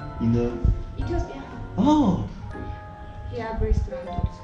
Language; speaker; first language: English; non-native, learner; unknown